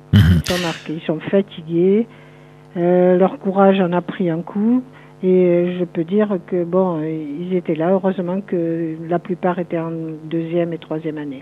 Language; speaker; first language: French; native; French